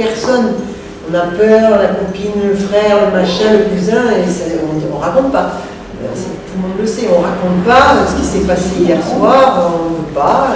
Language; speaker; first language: French; native; French